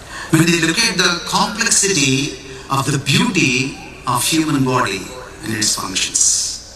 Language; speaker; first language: English; non-native, local second language; Telugu